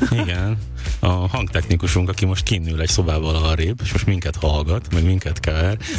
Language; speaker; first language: Hungarian; native; Hungarian